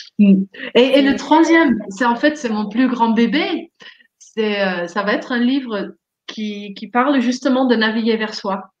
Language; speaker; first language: French; non-native, fluent; Dutch